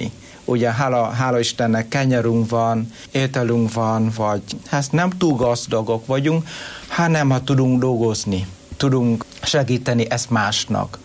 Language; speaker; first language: Hungarian; non-native, learner; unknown